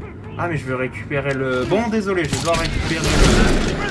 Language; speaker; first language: French; native; French